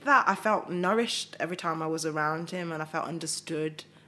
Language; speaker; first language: English; native; English